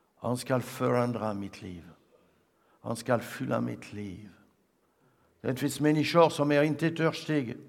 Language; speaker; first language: Swedish; non-native, fluent; French